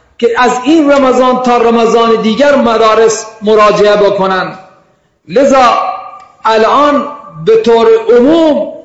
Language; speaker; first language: Persian; non-native, local second language; Baluchi